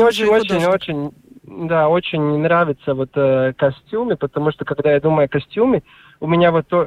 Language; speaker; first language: Russian; non-native, local second language; Latvian